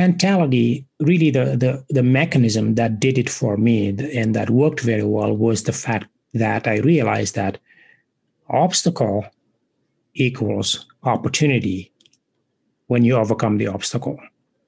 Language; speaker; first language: English; non-native, fluent; Wolof